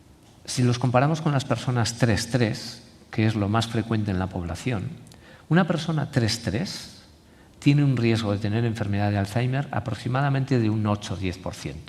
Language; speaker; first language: Spanish; native; Spanish